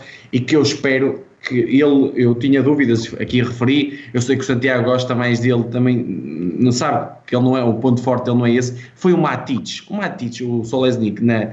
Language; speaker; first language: Portuguese; native; Portuguese